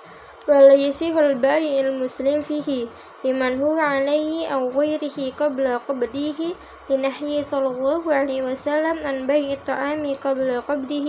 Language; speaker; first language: Arabic; non-native, learner; Indonesian